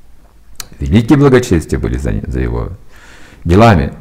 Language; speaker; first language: Russian; native; Russian